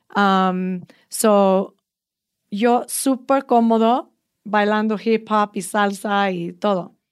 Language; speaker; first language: Spanish; early bilingual, heritage; Spanish